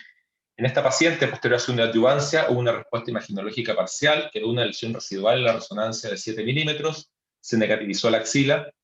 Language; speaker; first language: Spanish; native; Spanish